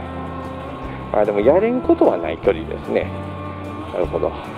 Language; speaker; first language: Japanese; native; Japanese